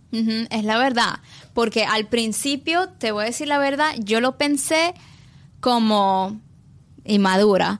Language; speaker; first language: Spanish; early bilingual, heritage; English